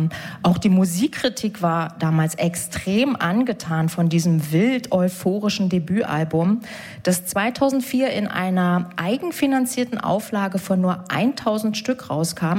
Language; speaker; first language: German; native; German